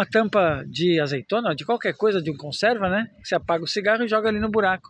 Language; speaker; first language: Portuguese; native; Portuguese